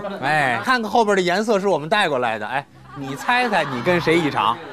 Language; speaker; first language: Chinese; native; Chinese